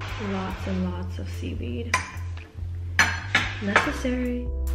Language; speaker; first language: English; early bilingual, other home language; Chinese